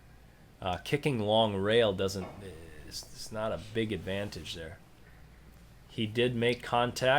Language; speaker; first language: English; native; English